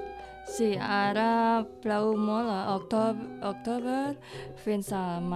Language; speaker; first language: Catalan; non-native, learner; Indonesian